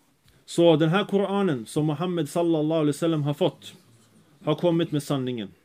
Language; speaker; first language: Swedish; early bilingual, other home language; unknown